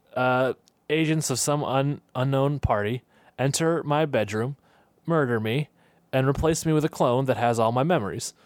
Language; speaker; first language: English; native; English